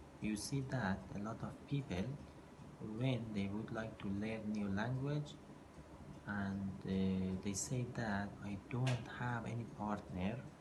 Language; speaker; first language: English; non-native, fluent; Persian